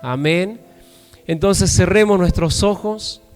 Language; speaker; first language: Spanish; native; Spanish